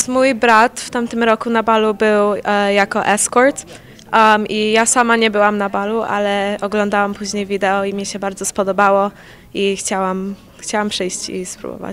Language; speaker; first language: Polish; early bilingual, heritage; Polish